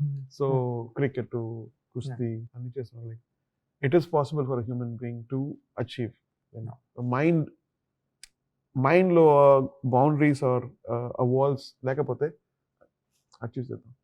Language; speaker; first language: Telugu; non-native, learner; Tamil